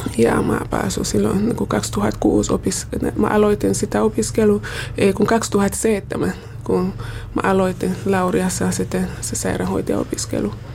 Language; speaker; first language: Finnish; non-native, fluent; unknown